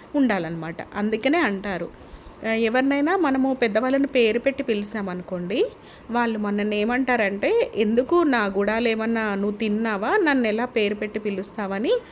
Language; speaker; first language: Telugu; non-native, local second language; Lambadi